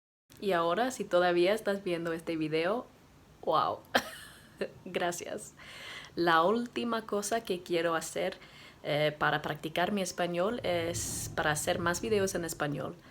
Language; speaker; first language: Spanish; non-native, learner; English